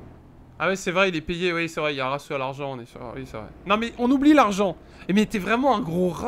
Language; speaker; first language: French; native; French